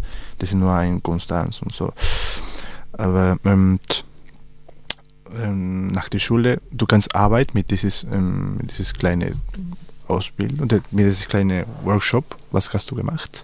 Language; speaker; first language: German; non-native, learner; Spanish